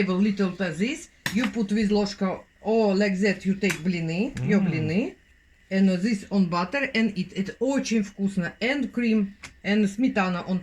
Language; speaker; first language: English; non-native, learner; Russian